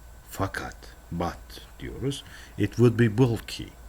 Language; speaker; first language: English; non-native, fluent; Turkish